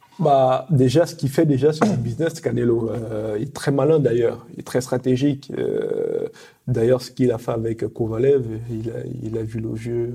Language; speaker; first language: French; early bilingual, other home language; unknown